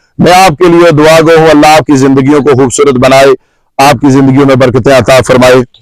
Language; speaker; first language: Urdu; non-native, local second language; Pahari-Potwari